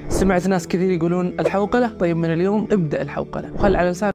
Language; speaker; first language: Arabic; native; Arabic